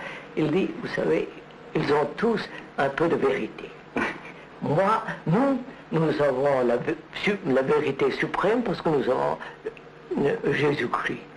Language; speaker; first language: French; non-native, learner; Telugu